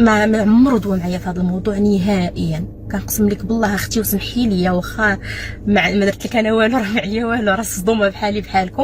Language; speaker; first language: Arabic; native; Arabic